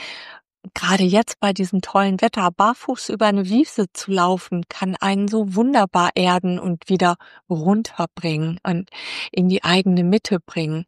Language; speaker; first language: German; native; German